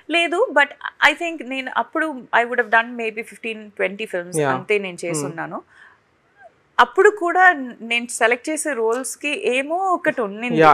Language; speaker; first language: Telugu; non-native, fluent; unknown